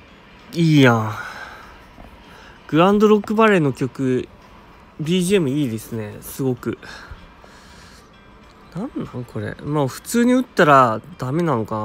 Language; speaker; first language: Japanese; native; Japanese